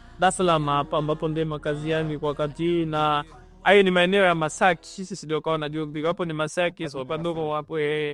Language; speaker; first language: Swahili; native; Swahili